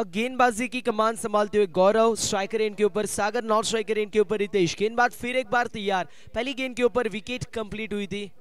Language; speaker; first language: Hindi; non-native, local second language; Marathi